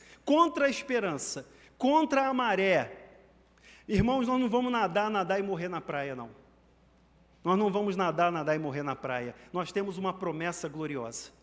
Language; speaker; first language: Portuguese; native; Portuguese